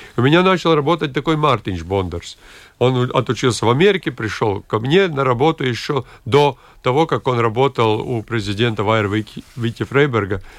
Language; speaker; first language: Russian; non-native, local second language; Latvian